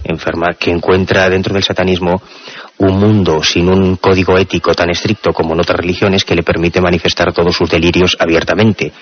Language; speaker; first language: Spanish; native; Spanish